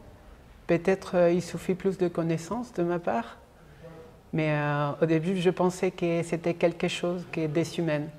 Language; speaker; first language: French; non-native, fluent; Spanish